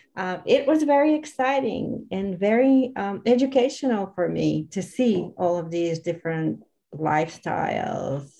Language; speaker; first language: English; non-native, fluent; Bulgarian